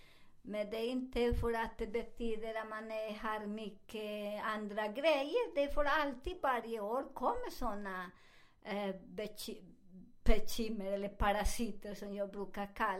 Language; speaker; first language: Swedish; non-native, fluent; Spanish